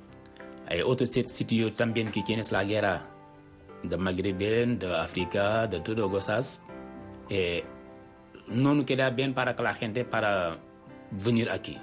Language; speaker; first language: Spanish; non-native, learner; Wolof